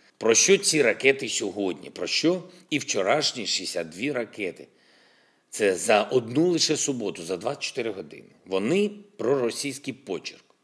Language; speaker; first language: Ukrainian; non-native, local second language; Russian